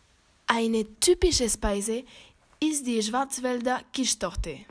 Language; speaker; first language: German; non-native, learner; French